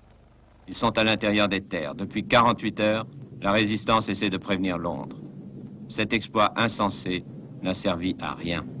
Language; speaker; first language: French; native; French